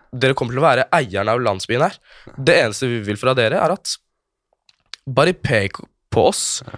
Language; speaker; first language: Norwegian; early bilingual, other home language; Kurdish